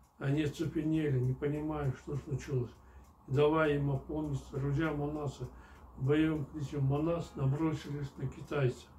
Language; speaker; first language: Russian; non-native, local second language; Kyrgyz